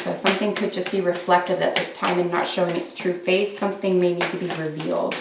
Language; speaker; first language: English; native; English